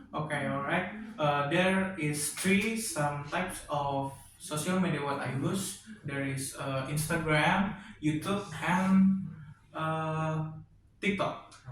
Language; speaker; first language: English; non-native, learner; Indonesian